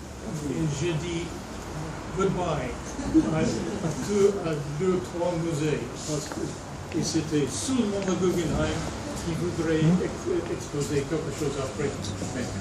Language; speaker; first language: French; non-native, fluent; English